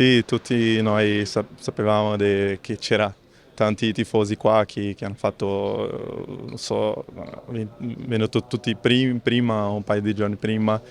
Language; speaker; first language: Italian; non-native, fluent; Portuguese